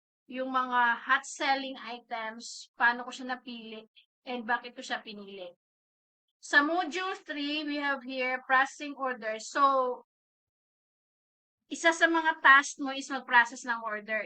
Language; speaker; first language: Filipino; native; Filipino